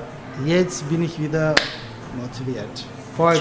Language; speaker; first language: German; non-native, learner; Turkish